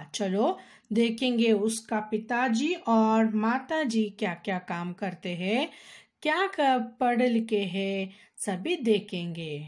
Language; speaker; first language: Hindi; non-native, local second language; Kannada